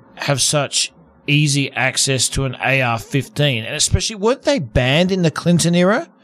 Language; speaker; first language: English; native; English